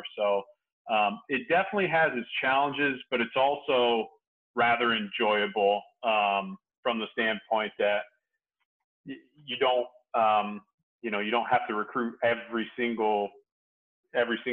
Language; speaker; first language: English; native; English